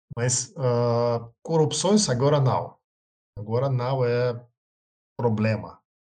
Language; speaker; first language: Portuguese; non-native, learner; Russian